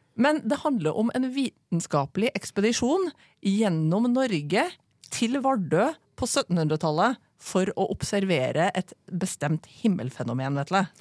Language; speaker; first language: Norwegian; native; Norwegian